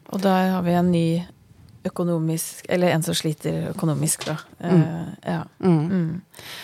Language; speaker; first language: Norwegian; native; Norwegian